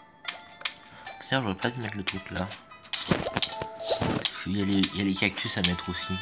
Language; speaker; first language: French; native; French